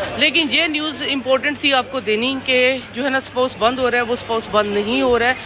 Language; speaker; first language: Urdu; non-native, local second language; Punjabi